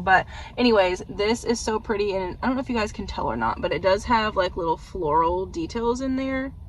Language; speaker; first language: English; native; English